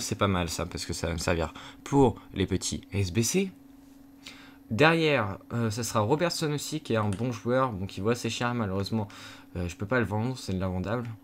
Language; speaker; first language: French; native; French